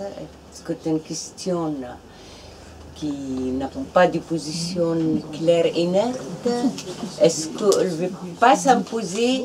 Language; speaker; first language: French; non-native, fluent; Arabic